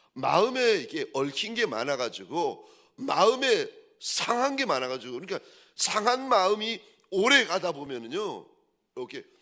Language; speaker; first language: Korean; native; Korean